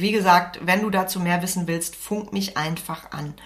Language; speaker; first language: German; native; German